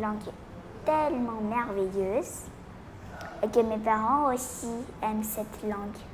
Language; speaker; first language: French; non-native, learner; Chinese